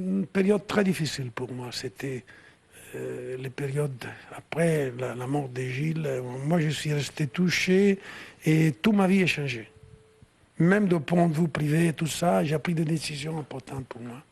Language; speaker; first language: French; non-native, fluent; Italian